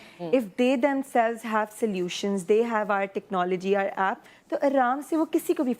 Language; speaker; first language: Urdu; non-native, local second language; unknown